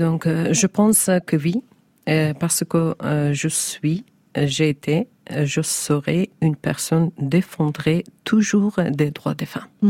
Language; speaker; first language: French; non-native, learner; Persian